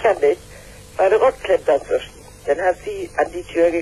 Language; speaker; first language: German; native; German